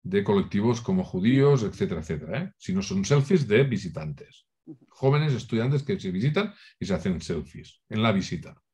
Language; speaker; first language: Spanish; non-native, local second language; Catalan